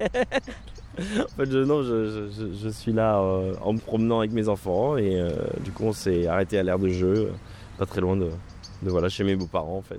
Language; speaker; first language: French; native; French